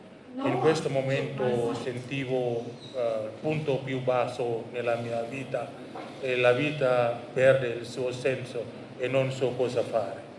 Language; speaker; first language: Italian; non-native, fluent; Indonesian